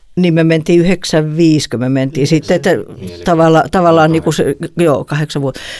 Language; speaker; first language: Finnish; native; Finnish